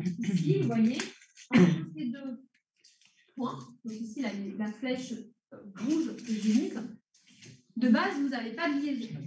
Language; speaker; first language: French; native; French